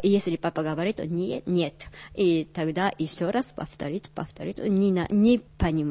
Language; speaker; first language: Russian; non-native, learner; Japanese